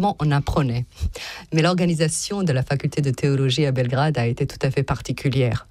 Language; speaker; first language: French; non-native, fluent; Serbian